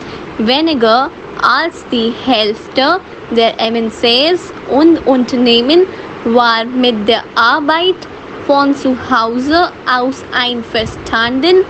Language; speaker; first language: German; non-native, fluent; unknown